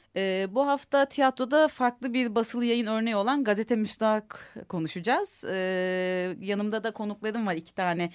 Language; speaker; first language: Turkish; native; Turkish